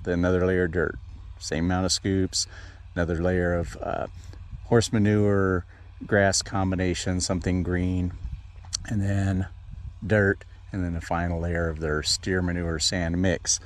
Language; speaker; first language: English; native; English